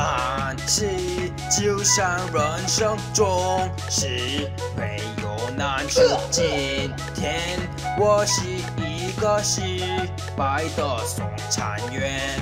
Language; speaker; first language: Chinese; non-native, learner; Korean